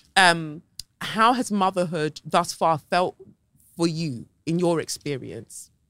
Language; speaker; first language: English; native; English